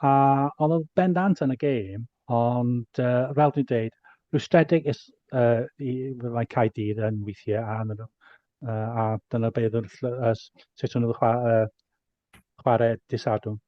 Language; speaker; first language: Welsh; native; Welsh